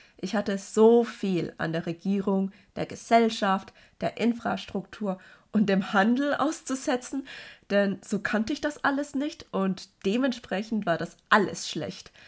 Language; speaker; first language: German; early bilingual, other home language; Cantonese